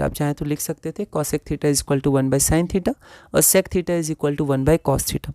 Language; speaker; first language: Hindi; native; Hindi